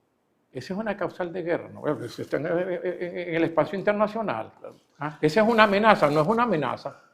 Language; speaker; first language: Spanish; native; Spanish